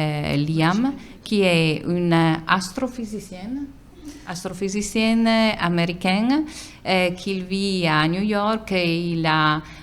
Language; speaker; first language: French; non-native, fluent; Italian